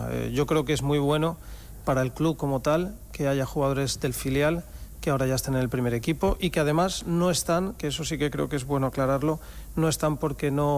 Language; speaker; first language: Spanish; native; Spanish